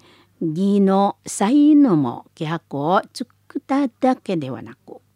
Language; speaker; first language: Japanese; non-native, fluent; Indonesian